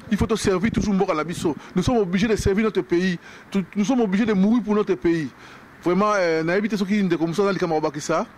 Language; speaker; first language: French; non-native, local second language; Lingala